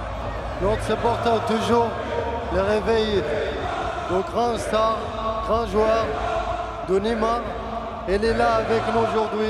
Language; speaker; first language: French; non-native, learner; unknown